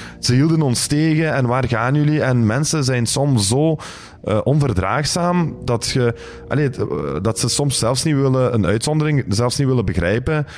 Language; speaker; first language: Dutch; early bilingual, other home language; Turkish